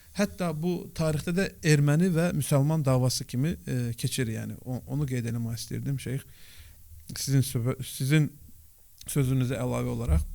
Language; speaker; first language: Azerbaijani; non-native, local second language; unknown